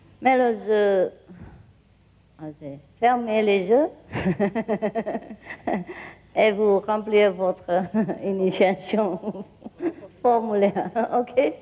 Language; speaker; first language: French; non-native, learner; Vietnamese